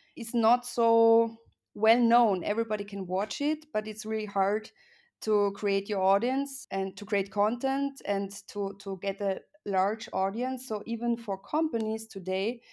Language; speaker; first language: English; non-native, fluent; German